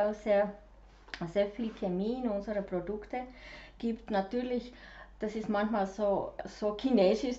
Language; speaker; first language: German; non-native, fluent; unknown